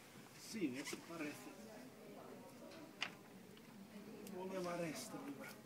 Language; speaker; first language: Galician; non-native, fluent; Finnish